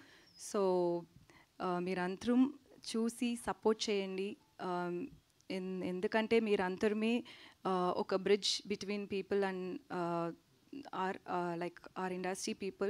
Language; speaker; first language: Telugu; non-native, learner; Tamil